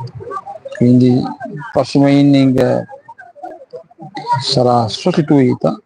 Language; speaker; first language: Italian; native; Italian